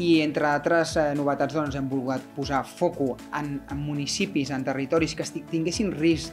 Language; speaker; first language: Catalan; native; Catalan